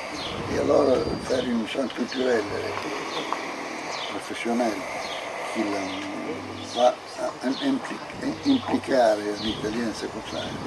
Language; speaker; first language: French; non-native, fluent; Italian